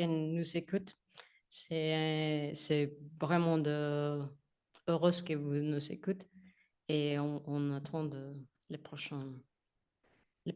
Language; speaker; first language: French; non-native, learner; Spanish